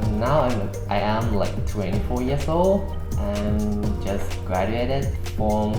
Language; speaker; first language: English; non-native, learner; Thai